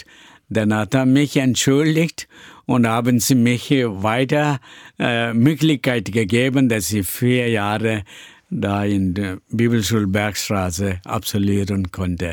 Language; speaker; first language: German; non-native, learner; Tamil